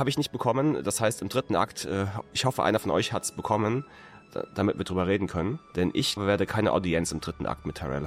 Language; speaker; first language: German; native; German